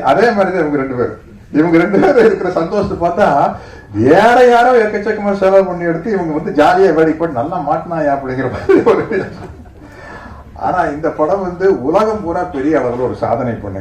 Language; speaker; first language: Tamil; native; Tamil